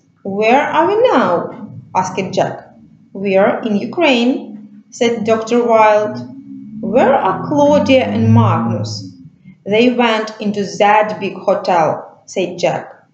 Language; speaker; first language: English; non-native, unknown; Ukrainian